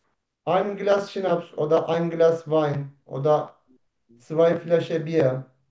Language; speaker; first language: German; non-native, learner; Turkish